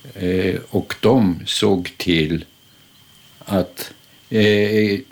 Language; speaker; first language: Swedish; early bilingual, other home language; German